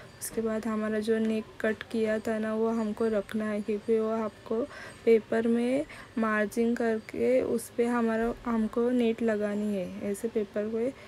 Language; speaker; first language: Hindi; non-native, local second language; Marathi